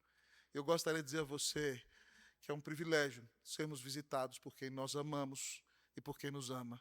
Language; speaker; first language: Portuguese; native; Portuguese